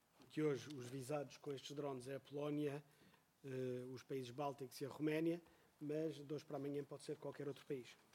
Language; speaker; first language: Portuguese; native; Portuguese